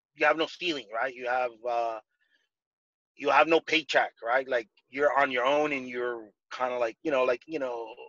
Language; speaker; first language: English; non-native, fluent; Spanish